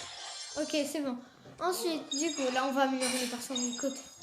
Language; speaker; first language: French; native; French